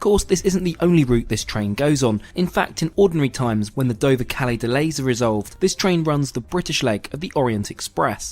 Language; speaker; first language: English; native; English